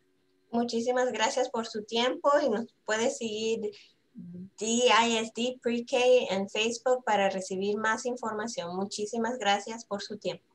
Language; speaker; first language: Spanish; early bilingual, heritage; Spanish